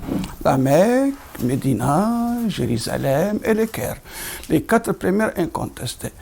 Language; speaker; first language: French; non-native, local second language; Arabic